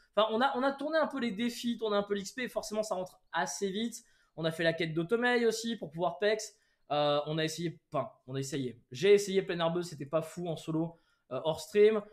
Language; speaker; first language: French; native; French